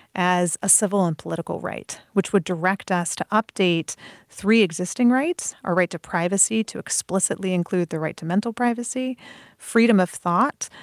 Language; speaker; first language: English; early bilingual, other home language; Persian